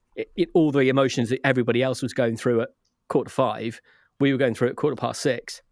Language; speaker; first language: English; native; English